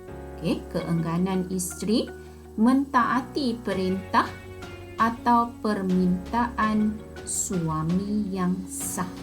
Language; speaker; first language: Malay; native; Malay